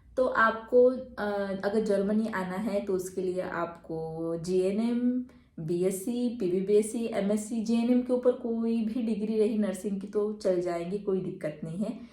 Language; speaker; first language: Hindi; non-native, local second language; Marathi